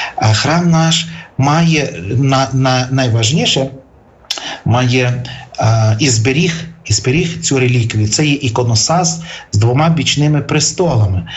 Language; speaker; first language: Ukrainian; native; Ukrainian